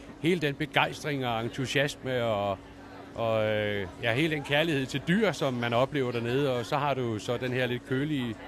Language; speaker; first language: Danish; native; Danish